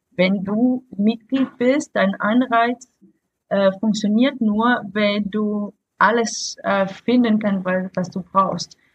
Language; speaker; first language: German; non-native, fluent; French